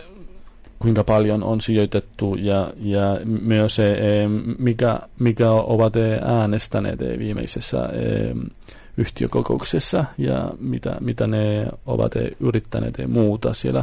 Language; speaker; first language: Finnish; non-native, fluent; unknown